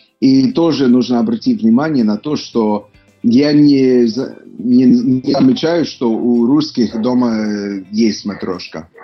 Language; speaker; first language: Russian; non-native, fluent; English